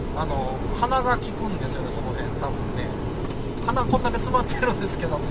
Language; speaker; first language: Japanese; native; Japanese